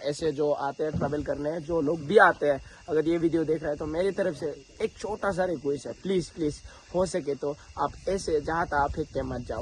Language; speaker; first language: Hindi; native; Hindi